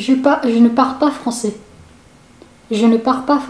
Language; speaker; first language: French; non-native, learner; Filipino